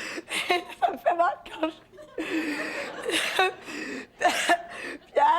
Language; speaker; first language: French; native; French